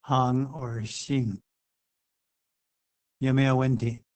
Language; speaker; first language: Chinese; non-native, fluent; English